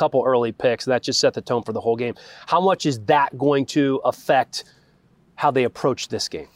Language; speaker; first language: English; native; English